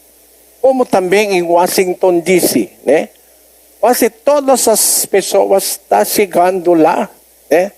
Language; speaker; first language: Portuguese; non-native, learner; Filipino